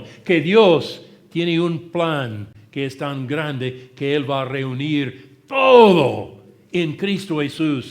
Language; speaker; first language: Spanish; non-native, fluent; English